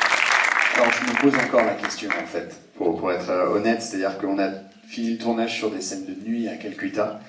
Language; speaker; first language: French; native; French